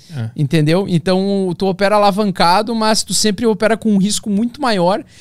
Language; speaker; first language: Portuguese; native; Portuguese